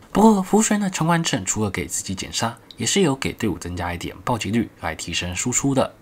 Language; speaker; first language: Chinese; native; Chinese